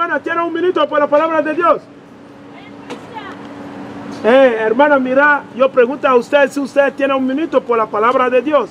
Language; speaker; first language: Spanish; non-native, learner; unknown